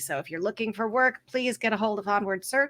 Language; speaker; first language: English; native; English